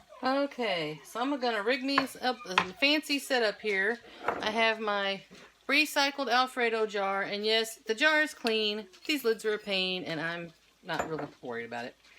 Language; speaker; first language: English; native; English